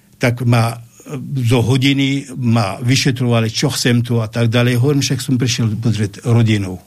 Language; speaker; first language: Slovak; non-native, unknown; Arabic